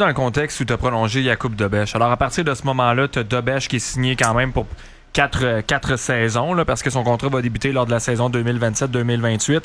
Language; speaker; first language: French; native; French